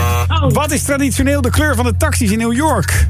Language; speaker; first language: Dutch; native; Dutch